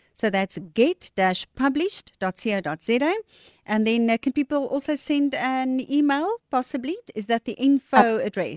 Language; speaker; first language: English; non-native, local second language; Afrikaans